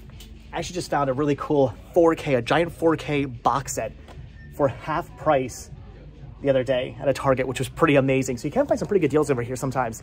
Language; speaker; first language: English; native; English